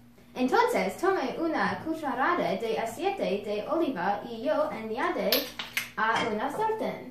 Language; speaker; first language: Spanish; non-native, learner; English